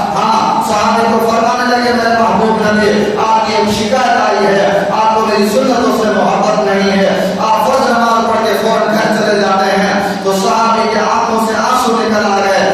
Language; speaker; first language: Urdu; non-native, local second language; Sindhi